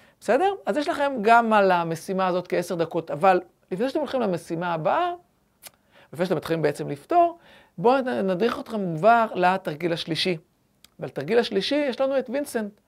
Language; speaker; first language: Hebrew; native; Hebrew